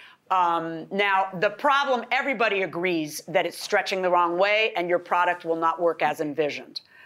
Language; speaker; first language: English; early bilingual, other home language; Spanish